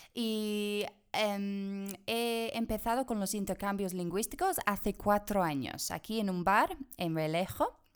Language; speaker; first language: Spanish; non-native, fluent; English